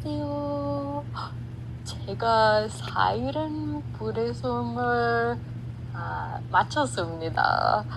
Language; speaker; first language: Korean; non-native, learner; English